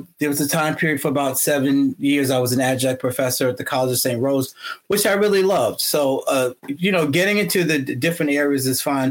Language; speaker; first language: English; native; English